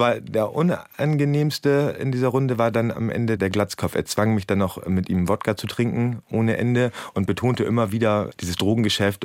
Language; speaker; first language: German; native; German